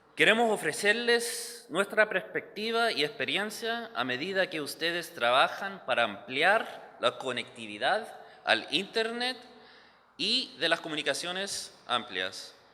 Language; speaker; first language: Spanish; early bilingual, heritage; English